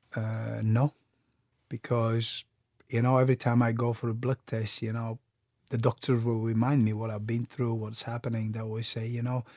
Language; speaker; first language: English; non-native, fluent; Bulgarian